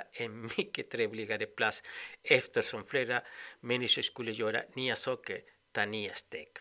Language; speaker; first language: Swedish; non-native, fluent; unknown